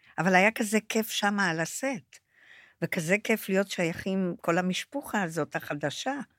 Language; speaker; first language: Hebrew; non-native, fluent; Romanian